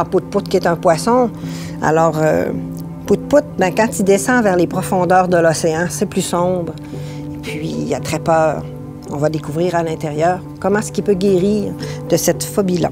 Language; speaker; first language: French; native; French